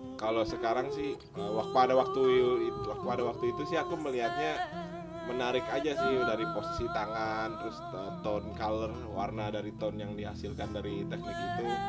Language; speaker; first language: Indonesian; native; Indonesian